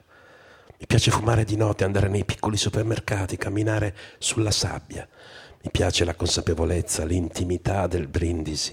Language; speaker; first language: Italian; native; Italian